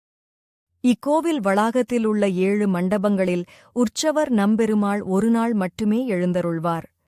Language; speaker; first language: Tamil; native; Tamil